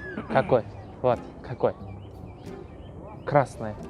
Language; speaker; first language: Russian; non-native, local second language; Kazakh